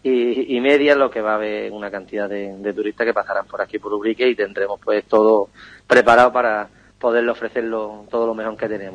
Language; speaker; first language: Spanish; native; Spanish